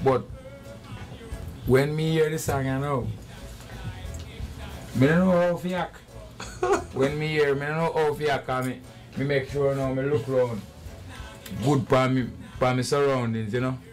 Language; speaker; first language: English; non-native, local second language; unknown